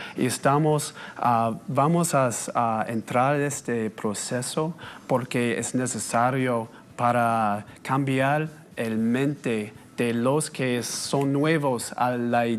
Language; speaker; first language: Spanish; non-native, fluent; English